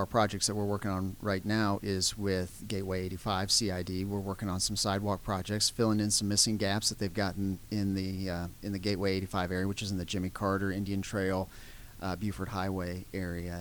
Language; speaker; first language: English; native; English